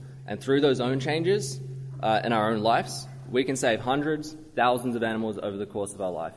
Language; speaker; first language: English; native; English